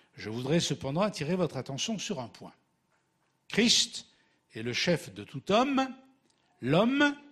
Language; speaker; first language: French; native; French